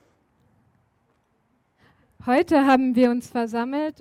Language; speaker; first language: German; native; German